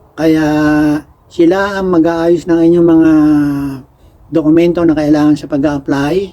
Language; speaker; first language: Filipino; native; Filipino